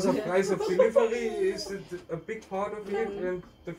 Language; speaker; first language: English; non-native, learner; German